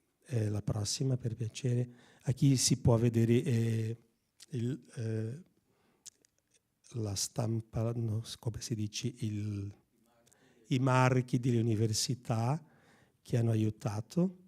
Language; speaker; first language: Italian; non-native, fluent; Portuguese